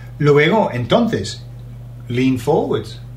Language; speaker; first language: Spanish; non-native, fluent; English